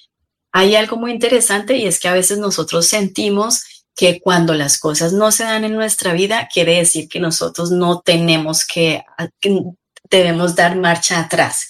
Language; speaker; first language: Spanish; native; Spanish